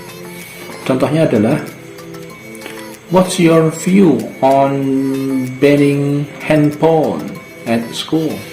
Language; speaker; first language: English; non-native, fluent; Indonesian